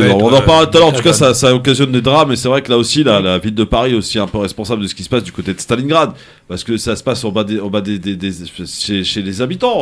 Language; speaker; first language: French; native; French